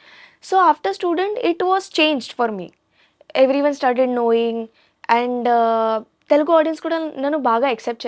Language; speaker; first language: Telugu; non-native, learner; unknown